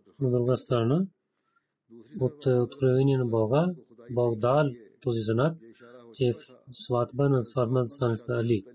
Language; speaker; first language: Bulgarian; non-native, learner; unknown